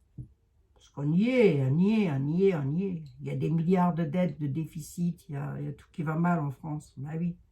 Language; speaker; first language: French; native; French